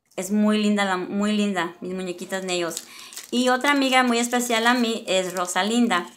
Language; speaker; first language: Spanish; early bilingual, other home language; English